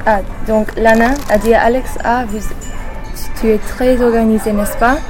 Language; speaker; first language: French; non-native, learner; English